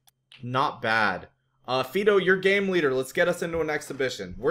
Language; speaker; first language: English; native; English